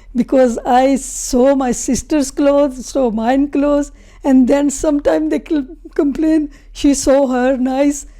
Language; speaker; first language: English; non-native, local second language; Punjabi